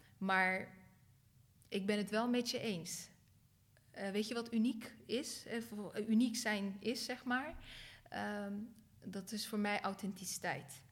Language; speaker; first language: Dutch; early bilingual, other home language; Turkish